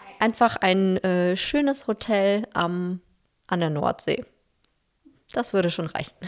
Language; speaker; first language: German; early bilingual, heritage; Russian